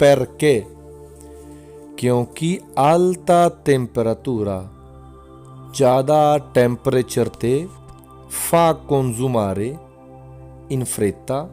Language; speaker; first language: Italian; non-native, fluent; Punjabi